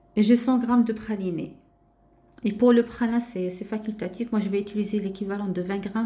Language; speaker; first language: French; non-native, local second language; Arabic